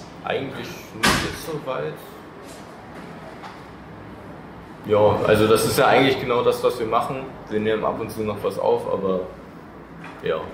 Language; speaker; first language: German; native; German